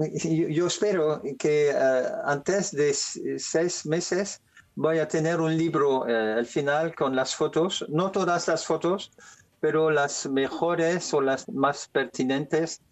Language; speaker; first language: Spanish; non-native, learner; French